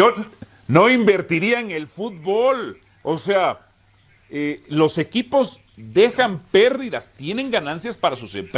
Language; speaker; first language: Spanish; native; Spanish